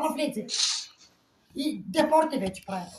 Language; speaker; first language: Bulgarian; non-native, local second language; Turkish